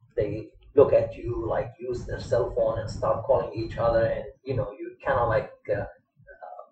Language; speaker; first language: English; non-native, fluent; Arabic